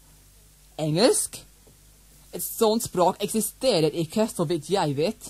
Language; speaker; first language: Norwegian; non-native, learner; English